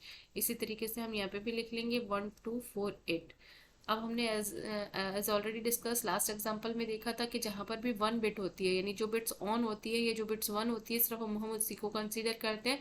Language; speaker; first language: Hindi; native; Hindi